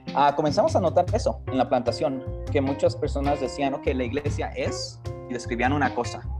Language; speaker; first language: Spanish; early bilingual, heritage; Spanish